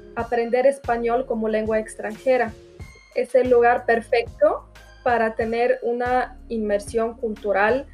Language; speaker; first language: Spanish; non-native, fluent; Bulgarian